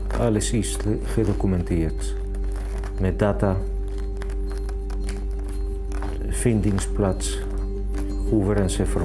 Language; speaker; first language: Dutch; non-native, fluent; Spanish